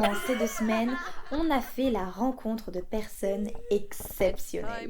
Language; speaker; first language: French; native; French